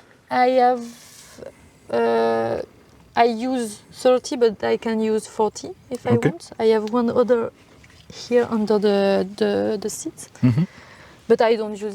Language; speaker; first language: English; non-native, learner; French